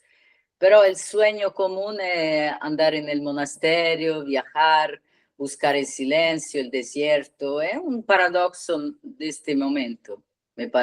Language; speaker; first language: Spanish; non-native, learner; Italian